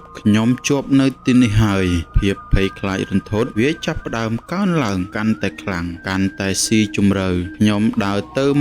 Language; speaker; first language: Khmer; native; Khmer